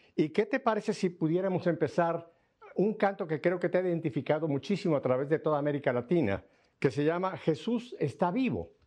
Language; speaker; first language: Spanish; native; Spanish